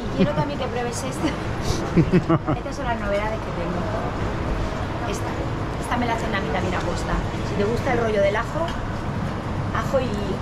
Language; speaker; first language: Spanish; native; Spanish